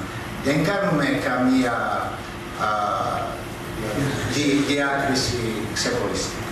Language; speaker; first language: Greek; non-native, fluent; Serbian